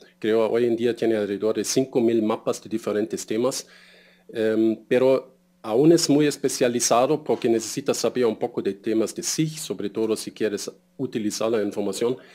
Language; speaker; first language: Spanish; non-native, fluent; German